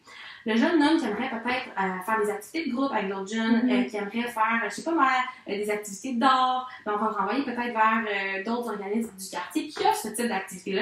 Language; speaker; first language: French; native; French